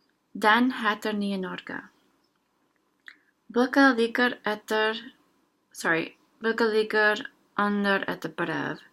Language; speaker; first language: Norwegian; non-native, learner; English